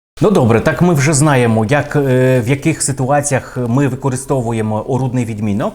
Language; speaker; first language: Ukrainian; non-native, fluent; Polish